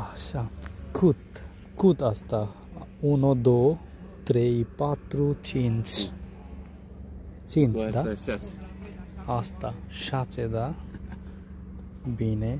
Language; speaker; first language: Romanian; non-native, learner; Bangla